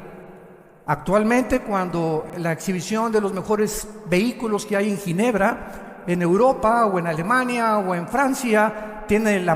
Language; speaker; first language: Spanish; native; Spanish